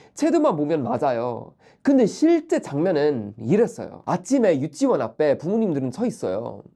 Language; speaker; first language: Korean; non-native, fluent; Swedish